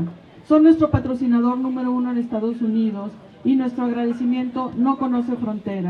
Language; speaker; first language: Spanish; native; Spanish